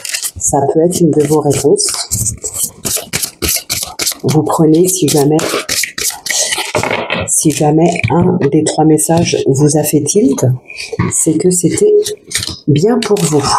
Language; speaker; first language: French; native; French